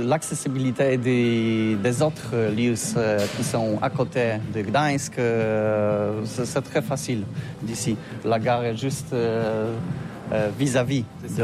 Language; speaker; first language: French; non-native, learner; Polish